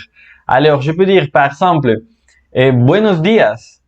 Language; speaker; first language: French; non-native, fluent; Spanish